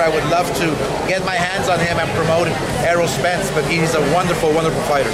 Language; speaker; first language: English; early bilingual, other home language; Spanish